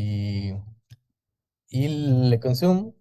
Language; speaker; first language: French; non-native, learner; Spanish